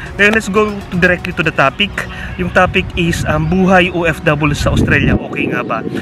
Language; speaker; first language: Filipino; non-native, local second language; Bikol